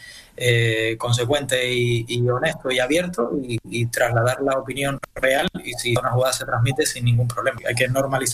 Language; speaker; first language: Spanish; native; Spanish